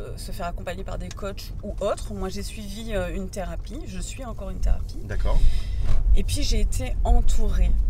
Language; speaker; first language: French; native; French